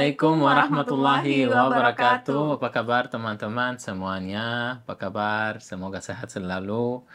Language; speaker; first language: Indonesian; non-native, fluent; Arabic